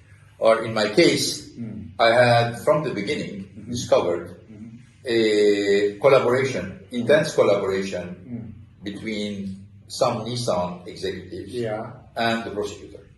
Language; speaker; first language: English; non-native, fluent; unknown